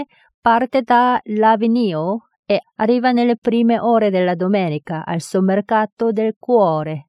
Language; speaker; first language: Italian; non-native, fluent; Korean